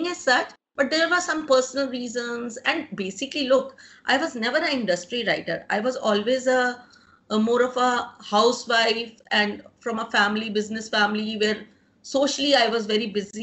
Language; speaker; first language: English; non-native, local second language; Punjabi